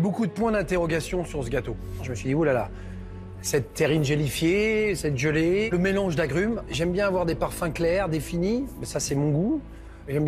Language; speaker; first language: French; native; French